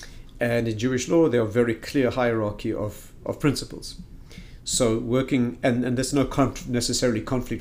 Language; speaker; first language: English; native; English